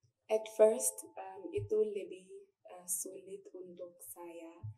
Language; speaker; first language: Indonesian; non-native, learner; Tswana